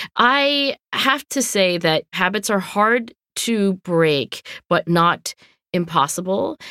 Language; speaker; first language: English; native; English